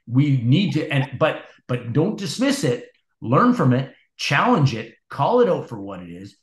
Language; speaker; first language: English; native; English